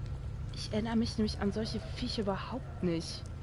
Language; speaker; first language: German; native; German